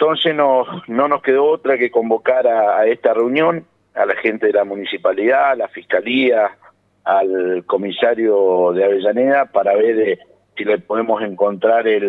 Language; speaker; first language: Spanish; native; Spanish